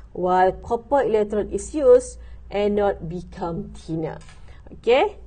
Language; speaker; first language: English; non-native, local second language; Malay